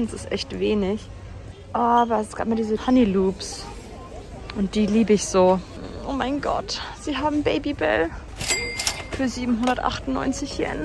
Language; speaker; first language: German; native; German